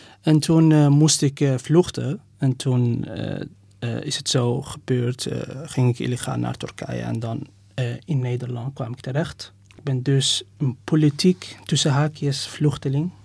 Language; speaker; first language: Dutch; non-native, fluent; Persian